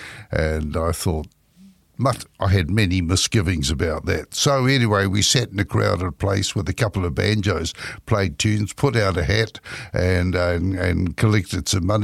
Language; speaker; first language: English; native; English